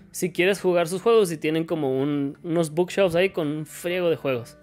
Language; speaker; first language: Spanish; early bilingual, heritage; Spanish